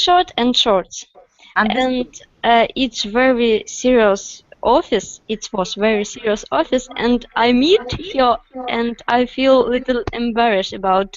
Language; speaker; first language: English; non-native, learner; Russian